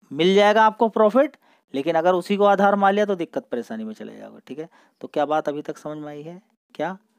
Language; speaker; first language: Hindi; native; Hindi